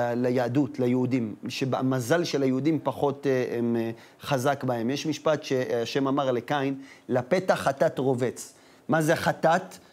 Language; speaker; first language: Hebrew; native; Hebrew